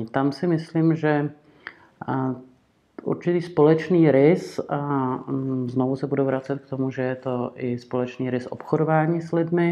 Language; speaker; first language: Czech; native; Czech